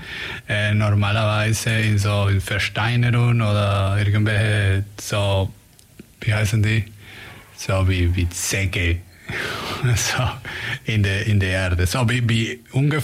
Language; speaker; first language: German; non-native, fluent; Spanish